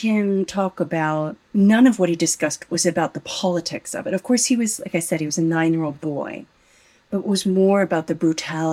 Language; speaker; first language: English; native; English